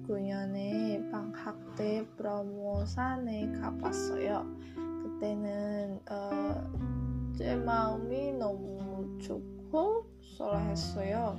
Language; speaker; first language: Korean; non-native, learner; Indonesian